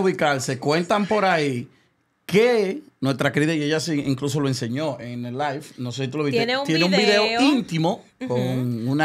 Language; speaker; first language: Spanish; native; Spanish